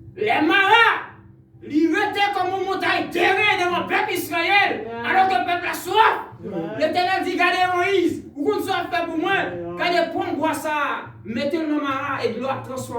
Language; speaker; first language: French; non-native, local second language; Haitian Creole